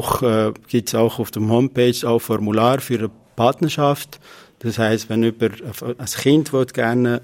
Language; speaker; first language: German; non-native, fluent; Kurdish